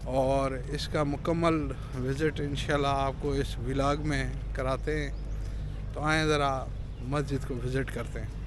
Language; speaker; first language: Urdu; non-native, local second language; Sindhi